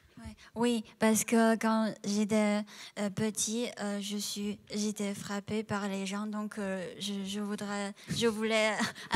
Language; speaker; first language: French; non-native, fluent; Chinese